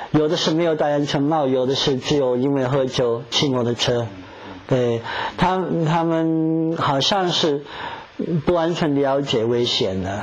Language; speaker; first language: Chinese; non-native, fluent; English